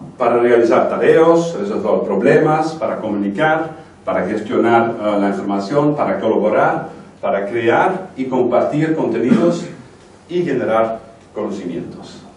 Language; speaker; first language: Spanish; non-native, fluent; Dutch